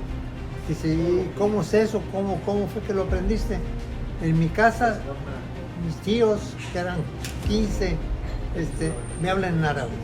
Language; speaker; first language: Spanish; non-native, local second language; Arabic